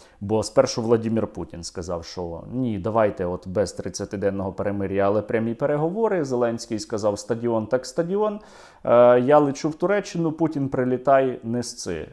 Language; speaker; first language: Ukrainian; native; Ukrainian